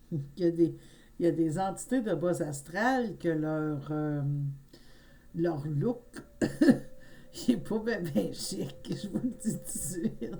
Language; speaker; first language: French; native; French